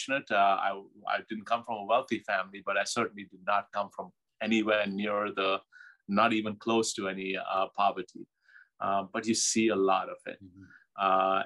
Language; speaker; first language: English; non-native, local second language; Urdu